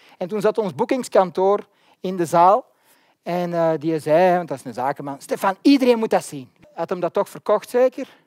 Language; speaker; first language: Dutch; native; Dutch